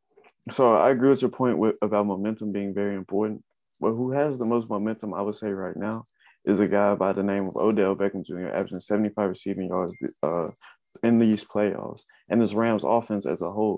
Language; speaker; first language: English; native; English